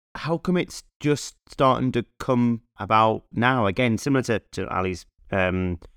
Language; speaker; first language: English; native; English